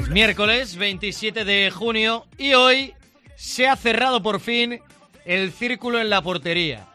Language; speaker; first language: Spanish; native; Spanish